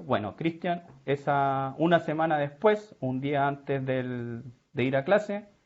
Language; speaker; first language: Spanish; native; Spanish